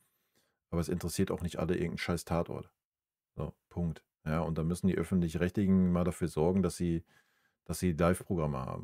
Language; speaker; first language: German; native; German